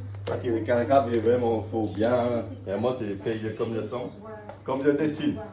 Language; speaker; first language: French; non-native, fluent; Vietnamese